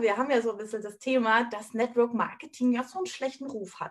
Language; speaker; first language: German; native; German